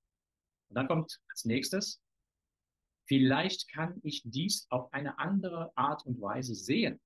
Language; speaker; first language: German; native; German